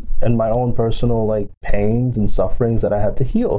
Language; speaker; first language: English; non-native, local second language; Filipino